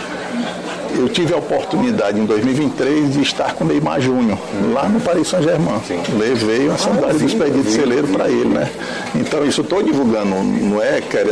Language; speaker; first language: Portuguese; native; Portuguese